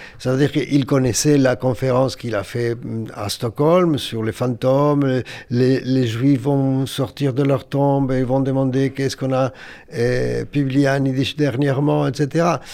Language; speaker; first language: French; non-native, fluent; Yiddish